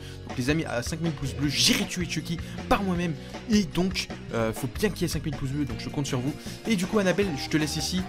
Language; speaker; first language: French; native; French